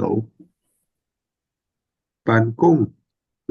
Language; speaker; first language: Chinese; non-native, learner; Indonesian